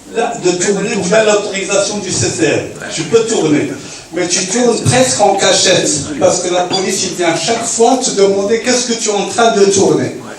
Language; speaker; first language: French; non-native, local second language; Arabic